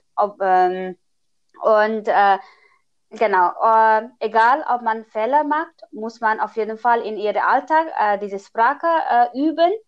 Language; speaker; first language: German; non-native, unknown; Nepali